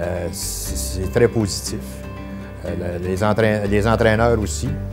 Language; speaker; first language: French; native; French